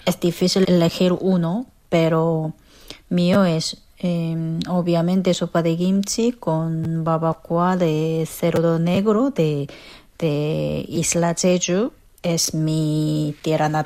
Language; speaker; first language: Spanish; non-native, fluent; Korean